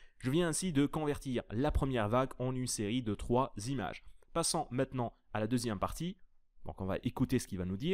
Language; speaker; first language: French; native; French